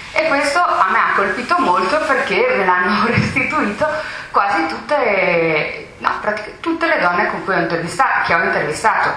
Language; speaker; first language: Italian; native; Italian